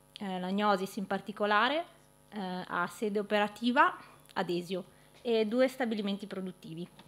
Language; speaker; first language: Italian; native; Italian